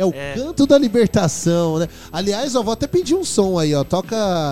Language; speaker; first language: Portuguese; native; Portuguese